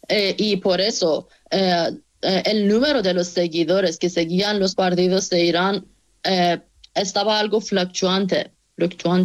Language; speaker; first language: Spanish; non-native, fluent; Persian